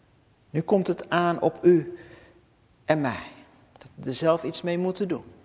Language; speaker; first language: Dutch; native; Dutch